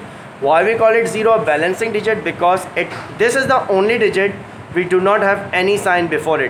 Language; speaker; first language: English; non-native, local second language; Hindi